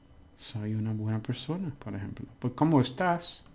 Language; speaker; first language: Spanish; non-native, learner; English